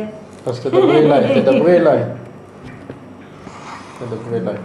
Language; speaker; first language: Hebrew; native; Hebrew